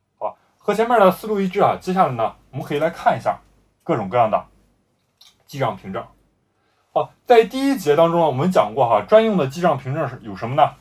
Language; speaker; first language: Chinese; native; Chinese